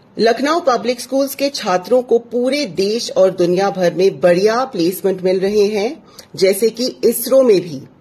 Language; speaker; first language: Hindi; non-native, local second language; English